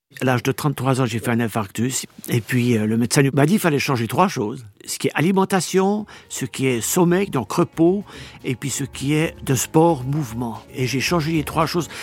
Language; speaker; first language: French; native; French